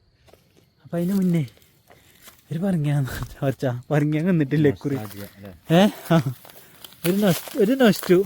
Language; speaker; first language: Malayalam; native; Malayalam